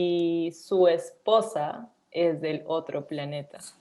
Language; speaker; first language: Spanish; non-native, learner; English